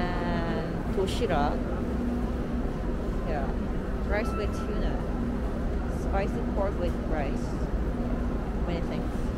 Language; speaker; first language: English; non-native, learner; Korean